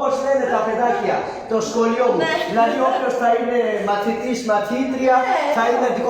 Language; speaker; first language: Greek; non-native, learner; Urdu